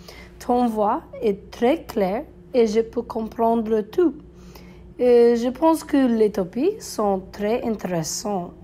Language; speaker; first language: French; non-native, learner; English